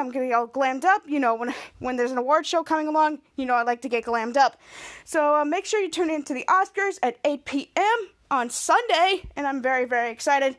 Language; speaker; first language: English; native; English